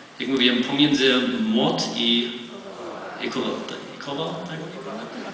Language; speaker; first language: Polish; non-native, learner; Hebrew